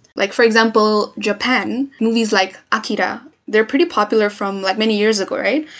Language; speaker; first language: English; non-native, local second language; Nepali